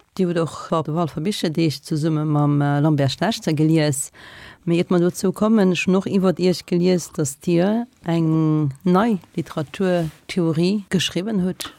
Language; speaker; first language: Luxembourgish; native; Luxembourgish